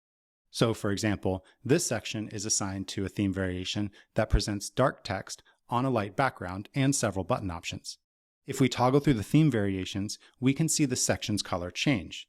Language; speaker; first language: English; native; English